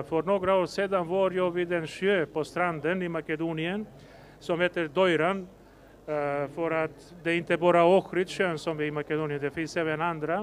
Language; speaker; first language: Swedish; non-native, fluent; Macedonian